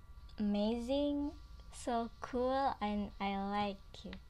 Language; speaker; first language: English; non-native, learner; Indonesian